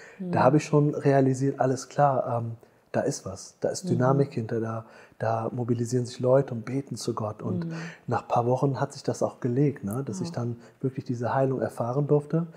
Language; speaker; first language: German; early bilingual, other home language; Tamil